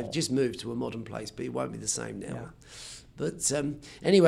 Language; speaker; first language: English; native; English